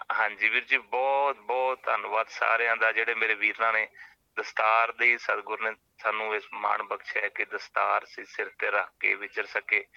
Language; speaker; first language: Punjabi; native; Punjabi